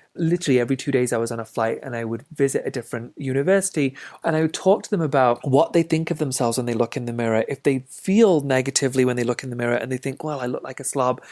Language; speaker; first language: English; native; English